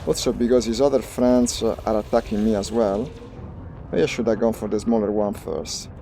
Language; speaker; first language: English; non-native, fluent; Italian